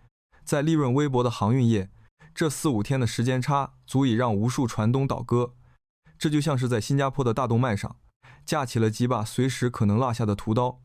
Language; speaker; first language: Chinese; native; Chinese